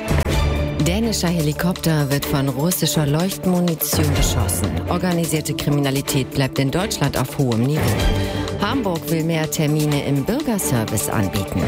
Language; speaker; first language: German; native; German